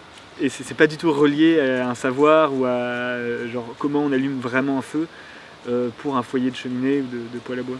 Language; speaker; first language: French; native; French